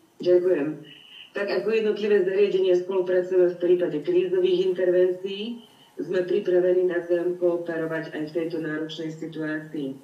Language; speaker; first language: Slovak; native; Slovak